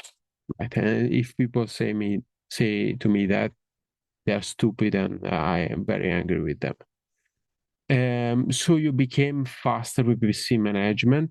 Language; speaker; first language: English; non-native, fluent; Italian